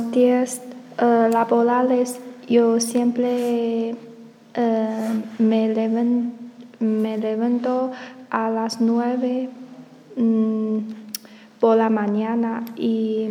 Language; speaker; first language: Spanish; non-native, learner; Chinese